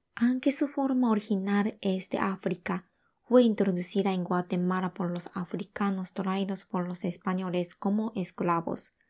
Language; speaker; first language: Spanish; non-native, fluent; Japanese